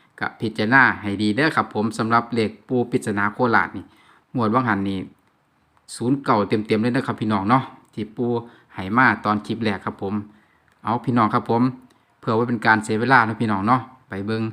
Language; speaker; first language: Thai; non-native, local second language; Lao